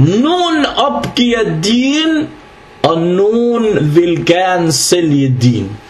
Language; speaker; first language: Danish; non-native, fluent; Arabic